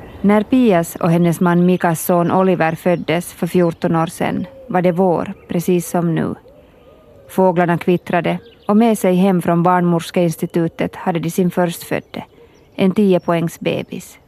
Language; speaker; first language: Swedish; native; Swedish